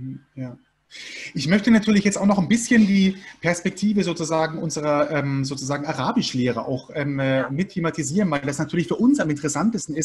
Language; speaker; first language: German; native; German